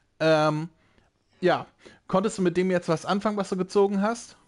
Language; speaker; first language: German; native; German